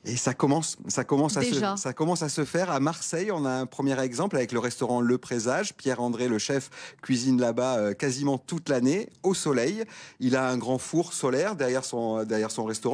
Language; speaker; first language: French; native; French